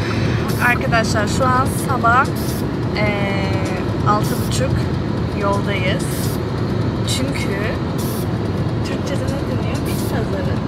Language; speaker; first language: Turkish; early bilingual, heritage; Turkish